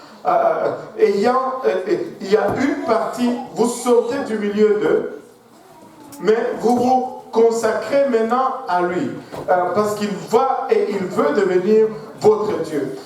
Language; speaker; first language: French; non-native, local second language; Swahili